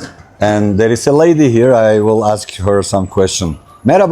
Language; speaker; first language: English; non-native, fluent; Turkish